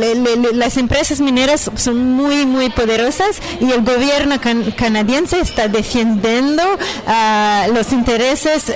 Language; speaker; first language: Spanish; non-native, fluent; French